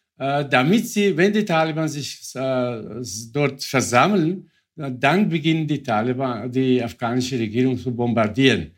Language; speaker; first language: German; non-native, fluent; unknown